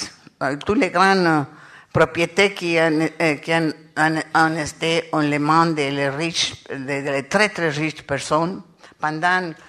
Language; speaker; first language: French; non-native, learner; Spanish